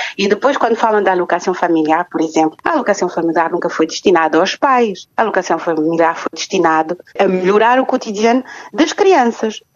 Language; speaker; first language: Portuguese; non-native, local second language; Kabuverdianu